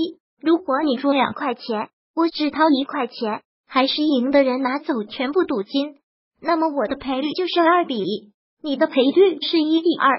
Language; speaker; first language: Chinese; native; Chinese